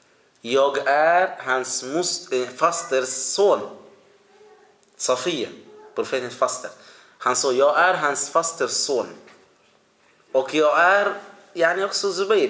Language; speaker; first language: Swedish; early bilingual, other home language; Arabic